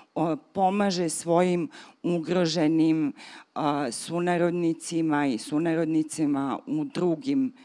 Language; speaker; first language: Serbian; native; Serbian